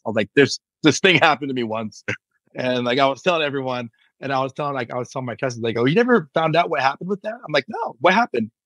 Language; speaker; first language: English; native; English